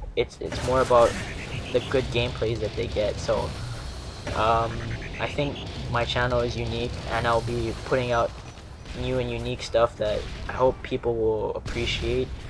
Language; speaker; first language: English; native; English